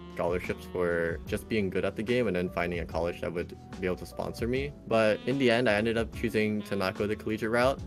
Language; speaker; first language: English; native; English